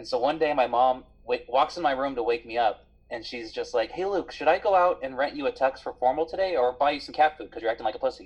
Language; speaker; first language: English; native; English